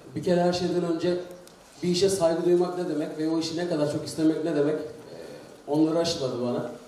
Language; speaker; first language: Turkish; native; Turkish